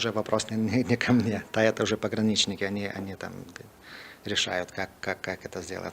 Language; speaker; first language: Russian; non-native, fluent; Lithuanian